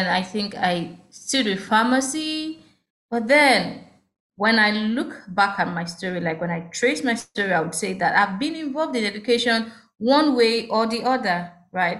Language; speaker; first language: English; non-native, local second language; Yoruba